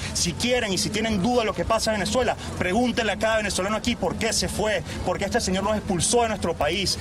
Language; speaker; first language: Spanish; native; Spanish